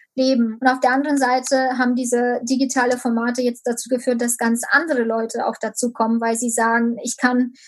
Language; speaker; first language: German; early bilingual, other home language; Romanian